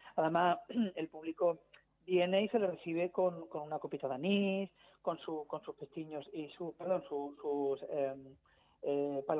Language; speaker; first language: Spanish; native; Spanish